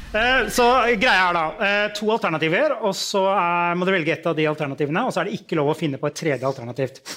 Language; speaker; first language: Norwegian; native; Norwegian